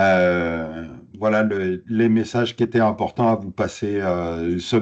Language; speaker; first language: French; native; French